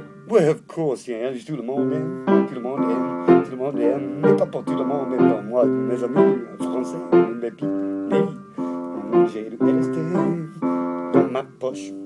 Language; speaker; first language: French; non-native, learner; English